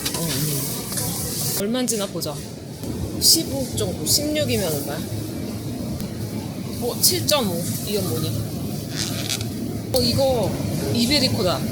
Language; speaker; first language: Korean; native; Korean